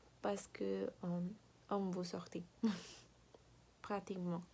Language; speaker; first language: French; non-native, learner; Spanish